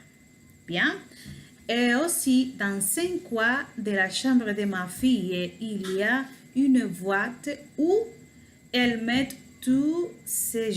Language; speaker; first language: French; non-native, learner; Spanish